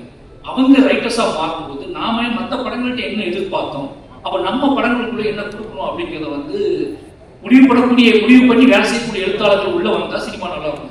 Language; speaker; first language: Tamil; native; Tamil